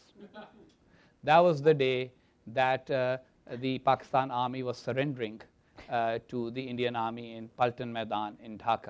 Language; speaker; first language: English; non-native, local second language; Urdu